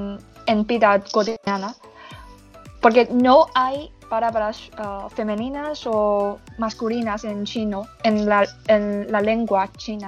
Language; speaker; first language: Spanish; non-native, learner; Chinese